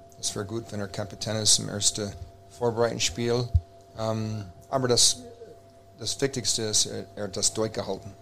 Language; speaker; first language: German; non-native, fluent; English